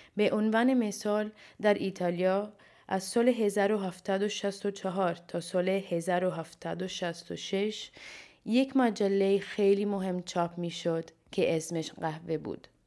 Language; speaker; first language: Persian; non-native, fluent; Italian